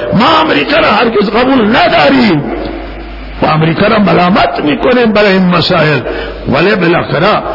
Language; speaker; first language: Persian; non-native, local second language; Baluchi